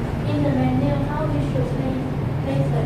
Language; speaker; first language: English; non-native, learner; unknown